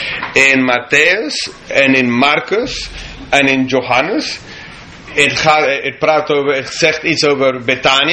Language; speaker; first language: Dutch; non-native, fluent; English